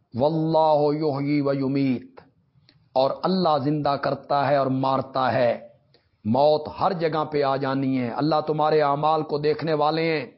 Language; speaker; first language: Urdu; non-native, local second language; Punjabi